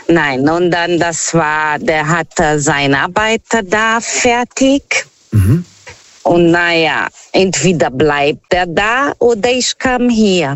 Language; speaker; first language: German; non-native, fluent; Portuguese